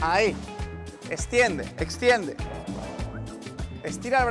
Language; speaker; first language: Spanish; native; Spanish